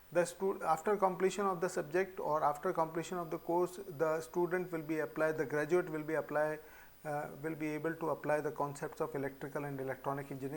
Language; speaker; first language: English; non-native, local second language; Hindi